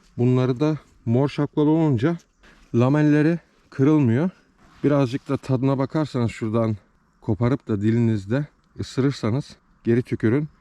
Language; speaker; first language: Turkish; early bilingual, heritage; Turkish